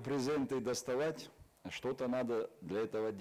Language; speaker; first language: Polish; non-native, learner; Russian